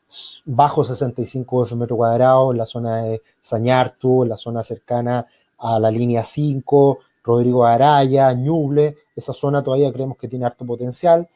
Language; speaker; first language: Spanish; native; Spanish